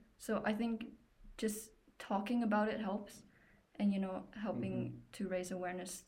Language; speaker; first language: English; native; English